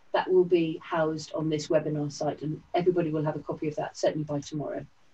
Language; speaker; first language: English; native; English